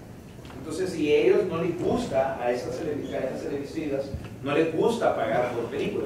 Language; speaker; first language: Spanish; native; Spanish